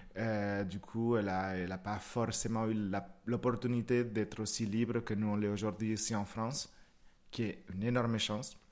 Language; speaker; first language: French; non-native, fluent; Spanish